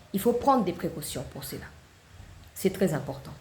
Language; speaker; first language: French; non-native, local second language; Lingala